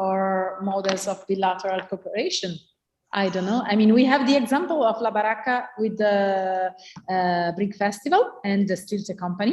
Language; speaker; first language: English; non-native, fluent; Italian